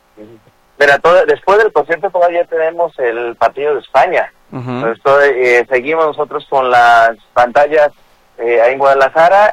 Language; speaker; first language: Spanish; native; Spanish